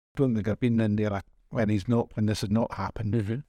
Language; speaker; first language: English; native; English